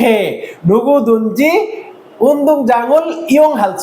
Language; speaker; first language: Korean; non-native, fluent; Bangla